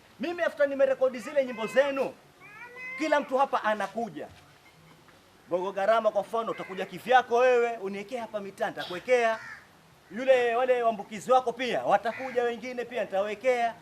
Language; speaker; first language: Swahili; non-native, local second language; Giryama